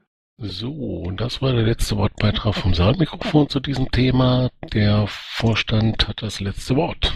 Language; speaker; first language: German; native; German